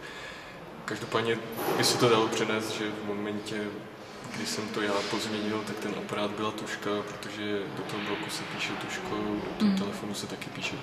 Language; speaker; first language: Czech; native; Czech